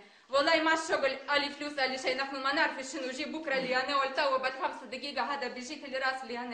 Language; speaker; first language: Arabic; non-native, learner; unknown